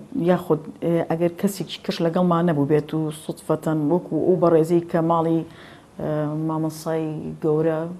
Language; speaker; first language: Central Kurdish; native; Central Kurdish